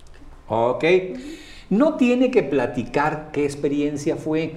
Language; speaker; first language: Spanish; native; Spanish